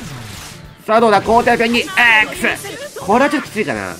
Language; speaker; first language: Japanese; native; Japanese